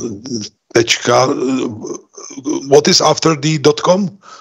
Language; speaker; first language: English; non-native, fluent; Czech